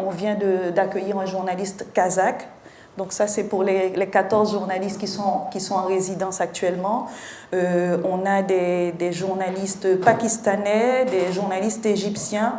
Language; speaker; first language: French; non-native, local second language; Haitian Creole